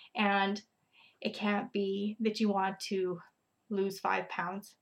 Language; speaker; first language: English; native; English